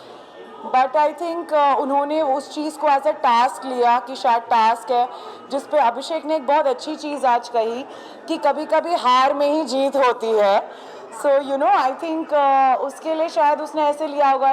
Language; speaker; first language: Hindi; native; Hindi